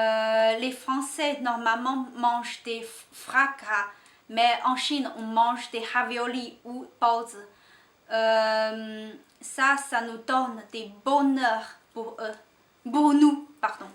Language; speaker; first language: French; non-native, learner; Chinese